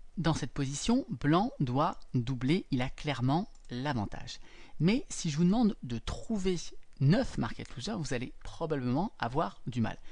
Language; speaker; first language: French; native; French